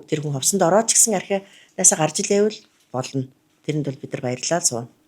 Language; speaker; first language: Mongolian; native; Mongolian